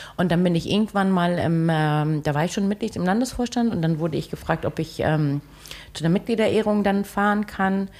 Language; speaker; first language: German; early bilingual, other home language; Turkish